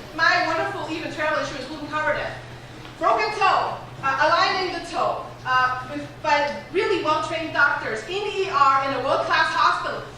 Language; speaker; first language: English; non-native, fluent; German